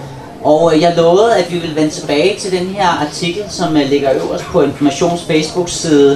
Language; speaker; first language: Danish; native; Danish